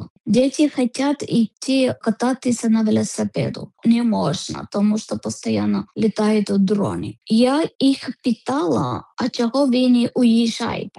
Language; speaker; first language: Ukrainian; non-native, learner; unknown